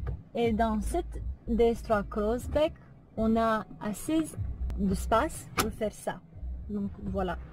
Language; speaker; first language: French; non-native, fluent; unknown